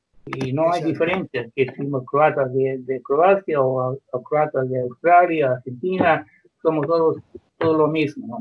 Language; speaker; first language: Spanish; non-native, fluent; Croatian